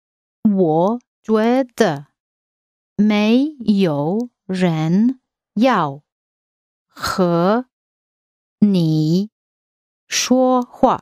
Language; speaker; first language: Chinese; non-native, learner; English